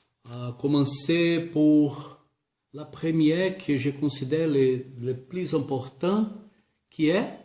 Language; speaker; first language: French; non-native, learner; Portuguese